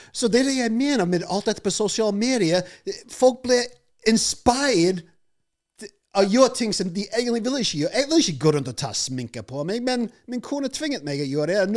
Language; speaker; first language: Norwegian; non-native, fluent; English